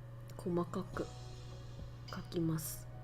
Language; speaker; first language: Japanese; non-native, fluent; Vietnamese